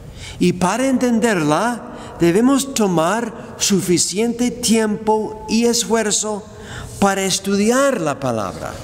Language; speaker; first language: Spanish; non-native, fluent; English